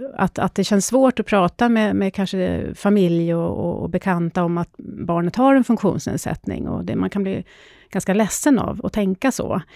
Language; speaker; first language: Swedish; native; Swedish